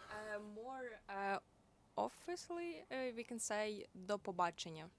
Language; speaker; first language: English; non-native, fluent; Ukrainian